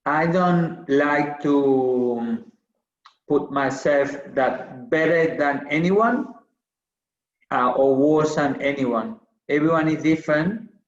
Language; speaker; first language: English; non-native, fluent; Spanish